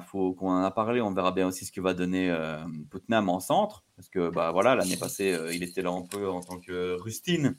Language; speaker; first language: French; native; French